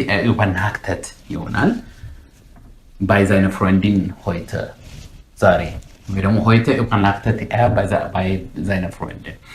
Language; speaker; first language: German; non-native, fluent; Amharic